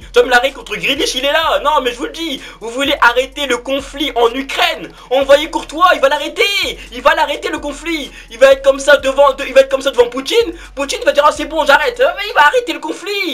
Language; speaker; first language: French; native; French